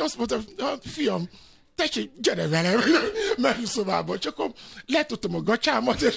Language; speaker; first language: Hungarian; non-native, fluent; Yoruba